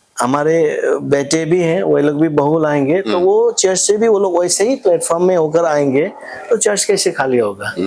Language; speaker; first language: Hindi; non-native, local second language; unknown